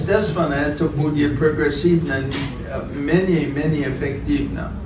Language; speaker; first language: Russian; non-native, fluent; English